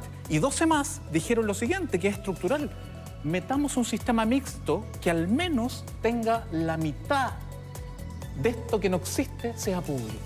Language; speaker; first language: Spanish; native; Spanish